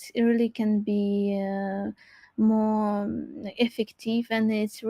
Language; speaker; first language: English; non-native, learner; Crimean Tatar